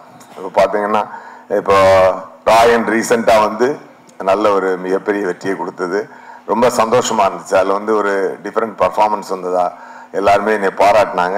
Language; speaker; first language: Tamil; native; Tamil